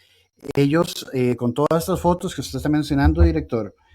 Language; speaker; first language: Spanish; native; Spanish